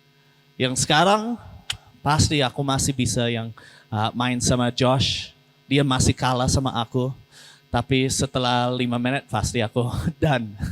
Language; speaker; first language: Indonesian; non-native, learner; English